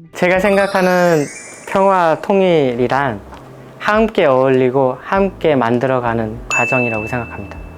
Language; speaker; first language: Korean; native; Korean